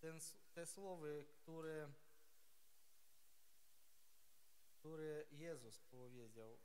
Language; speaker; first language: Polish; non-native, learner; Ukrainian